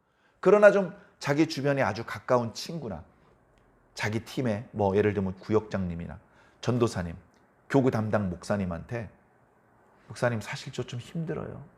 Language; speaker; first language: Korean; native; Korean